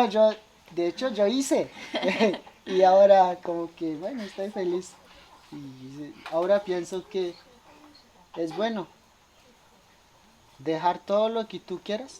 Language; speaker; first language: Spanish; non-native, local second language; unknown